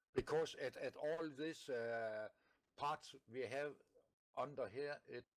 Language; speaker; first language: English; non-native, learner; Danish